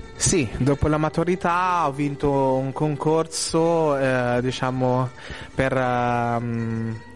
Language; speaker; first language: Italian; non-native, fluent; Filipino